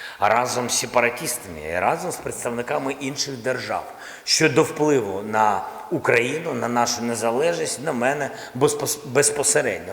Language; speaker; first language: Ukrainian; non-native, local second language; Russian